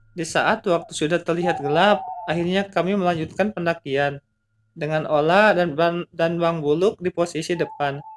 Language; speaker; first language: Indonesian; native; Indonesian